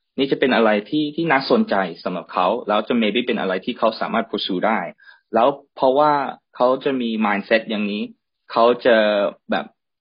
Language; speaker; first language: Thai; early bilingual, heritage; Thai